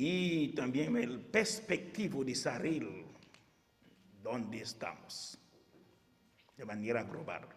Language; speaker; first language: Spanish; non-native, fluent; Haitian Creole